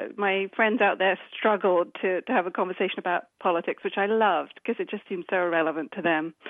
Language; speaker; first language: English; native; English